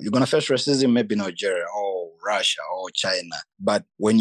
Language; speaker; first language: English; non-native, local second language; Nyanja